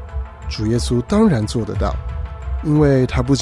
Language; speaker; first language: Chinese; native; Chinese